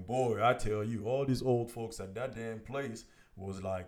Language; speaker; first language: English; non-native, local second language; French